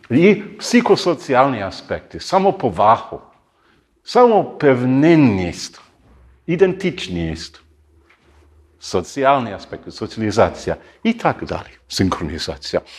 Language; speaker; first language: Ukrainian; non-native, learner; English